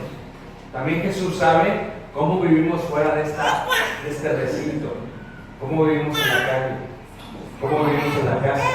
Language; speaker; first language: Spanish; early bilingual, heritage; Spanish